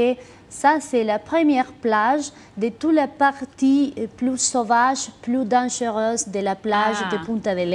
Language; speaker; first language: French; non-native, fluent; Spanish